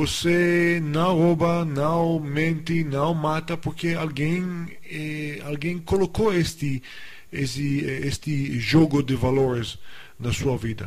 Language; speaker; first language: Portuguese; non-native, fluent; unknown